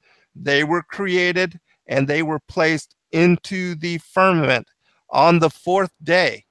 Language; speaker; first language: English; native; English